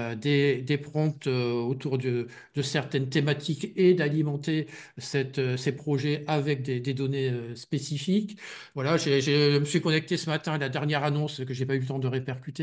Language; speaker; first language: French; native; French